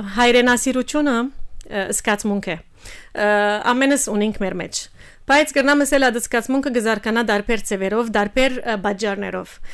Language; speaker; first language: Armenian; early bilingual, heritage; Armenian